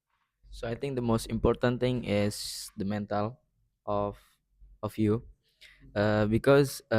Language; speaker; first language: English; non-native, learner; Indonesian